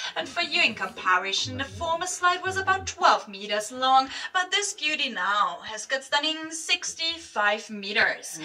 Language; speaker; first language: English; non-native, fluent; German